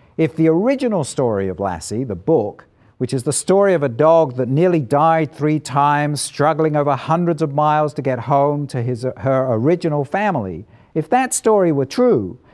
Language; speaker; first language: English; native; English